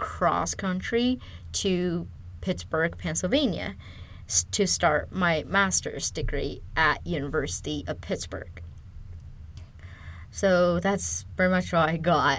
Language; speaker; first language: English; non-native, fluent; Chinese